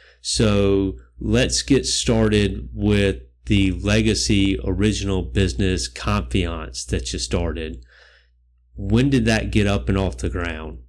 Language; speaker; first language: English; native; English